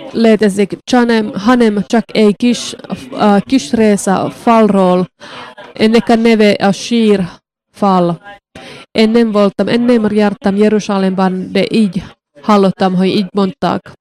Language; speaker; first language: Hungarian; non-native, learner; Finnish